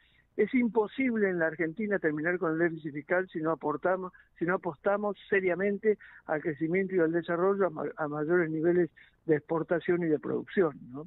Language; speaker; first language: Spanish; native; Spanish